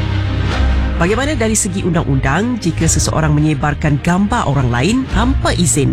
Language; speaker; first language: Malay; native; Malay